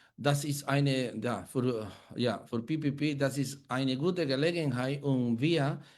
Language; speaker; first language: German; non-native, learner; Spanish